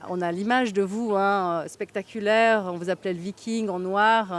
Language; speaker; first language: French; native; French